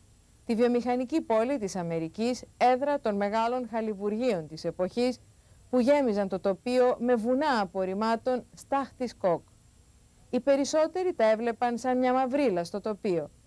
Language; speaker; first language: Greek; native; Greek